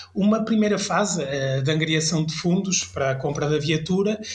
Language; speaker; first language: Portuguese; early bilingual, other home language; French